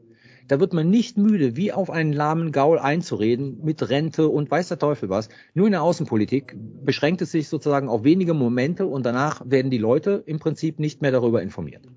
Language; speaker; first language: German; native; German